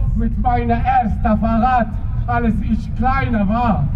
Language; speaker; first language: German; non-native, learner; Arabic